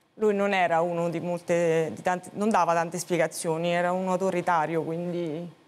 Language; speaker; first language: Italian; native; Italian